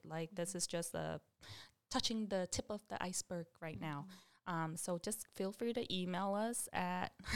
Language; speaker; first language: English; early bilingual, other home language; Vietnamese